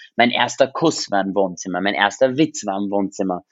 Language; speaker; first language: German; non-native, local second language; English